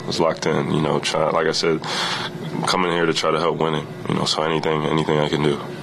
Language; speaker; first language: English; native; English